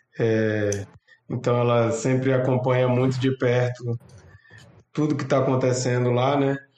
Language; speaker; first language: Portuguese; native; Portuguese